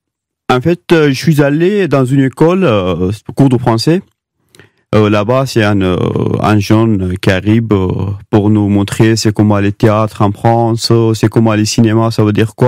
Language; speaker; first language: French; non-native, learner; Pashto